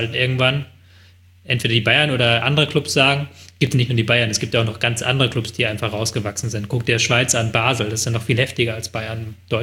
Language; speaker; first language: German; native; German